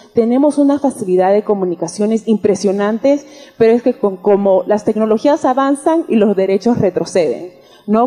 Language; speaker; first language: Spanish; early bilingual, heritage; Spanish